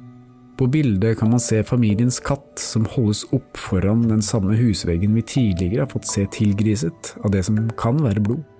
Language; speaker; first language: Norwegian; native; Norwegian